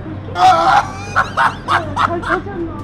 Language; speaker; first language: Korean; non-native, fluent; Turkish